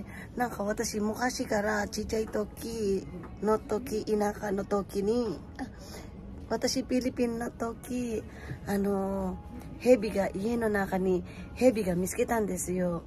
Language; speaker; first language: Japanese; non-native, fluent; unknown